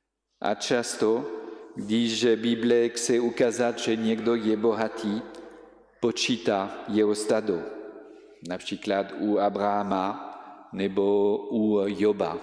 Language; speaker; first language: Czech; non-native, fluent; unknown